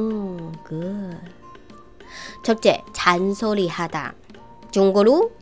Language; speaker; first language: Korean; non-native, fluent; Chinese